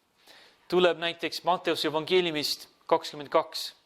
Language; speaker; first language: Estonian; non-native, fluent; English